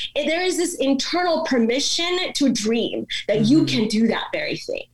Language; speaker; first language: English; non-native, local second language; Malayalam